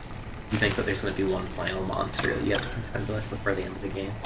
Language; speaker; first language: English; native; English